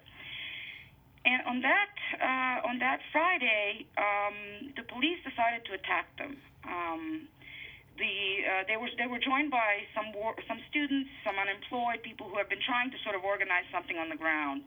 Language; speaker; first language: English; non-native, fluent; Bosnian